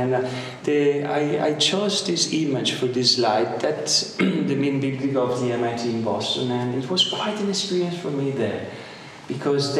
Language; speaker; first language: English; non-native, fluent; Italian